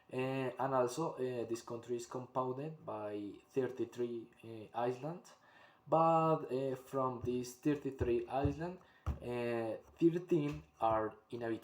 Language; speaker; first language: English; non-native, learner; Spanish